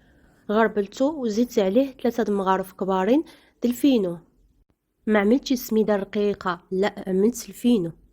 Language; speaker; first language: Arabic; native; Arabic